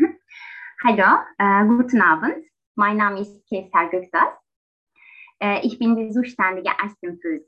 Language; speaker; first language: German; non-native, learner; Turkish